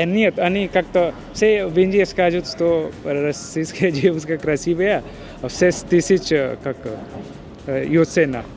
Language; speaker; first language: Russian; non-native, learner; Hindi